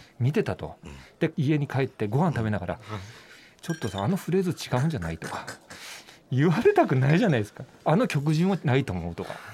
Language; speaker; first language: Japanese; native; Japanese